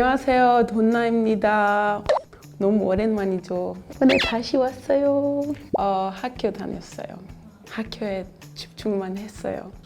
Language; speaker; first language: Korean; non-native, learner; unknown